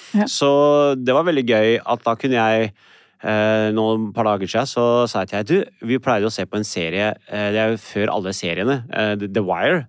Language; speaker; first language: Norwegian; early bilingual, other home language; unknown